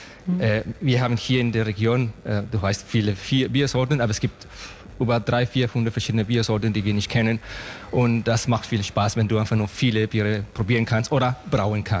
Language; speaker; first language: German; non-native, fluent; Spanish